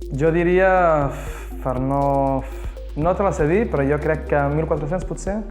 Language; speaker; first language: Catalan; early bilingual, other home language; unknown